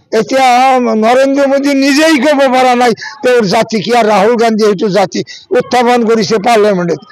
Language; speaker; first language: Assamese; non-native, local second language; Bangla